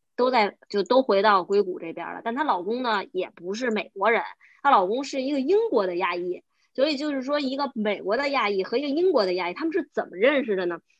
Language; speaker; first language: Chinese; native; Chinese